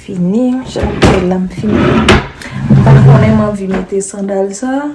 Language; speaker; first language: French; non-native, learner; Haitian Creole